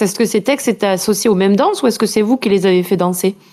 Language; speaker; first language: French; native; French